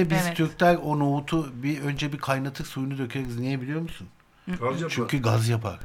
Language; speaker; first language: Turkish; native; Turkish